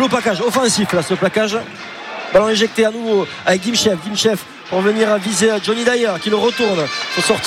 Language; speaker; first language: French; native; French